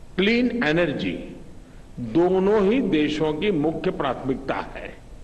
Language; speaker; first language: Hindi; non-native, local second language; Gujarati